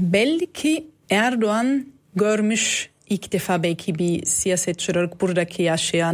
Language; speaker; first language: Turkish; non-native, fluent; German